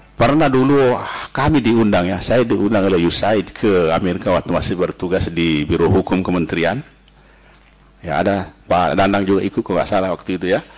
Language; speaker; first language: Indonesian; native; Indonesian